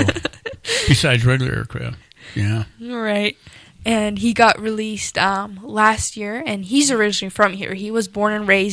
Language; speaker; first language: English; non-native, local second language; Afrikaans